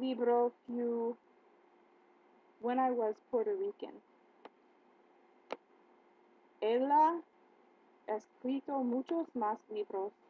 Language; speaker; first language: Spanish; non-native, learner; English